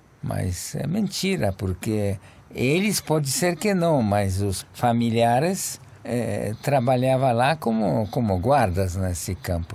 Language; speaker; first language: Portuguese; non-native, fluent; Polish